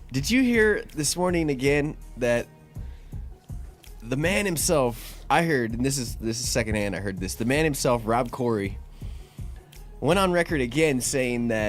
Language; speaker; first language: English; native; English